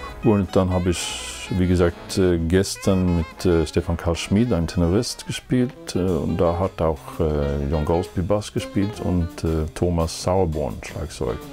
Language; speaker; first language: German; non-native, fluent; Swedish